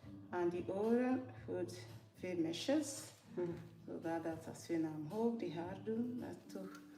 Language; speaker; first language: Dutch; non-native, fluent; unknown